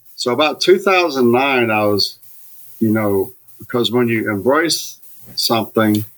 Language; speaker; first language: English; native; English